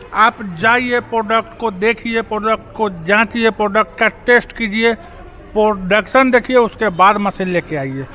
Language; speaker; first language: Hindi; native; Hindi